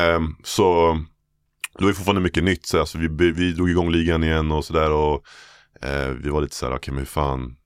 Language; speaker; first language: Swedish; native; Swedish